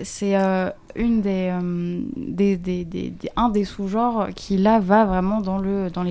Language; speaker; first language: French; native; French